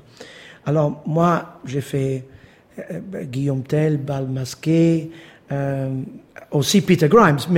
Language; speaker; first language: French; non-native, fluent; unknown